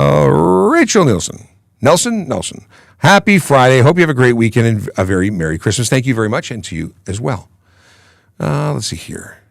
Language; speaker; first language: English; native; English